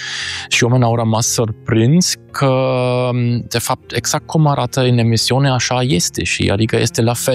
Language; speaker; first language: Romanian; non-native, fluent; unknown